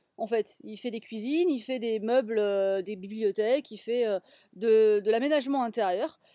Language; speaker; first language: French; native; French